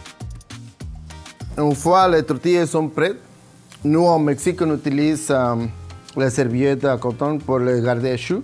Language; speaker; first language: French; non-native, learner; Spanish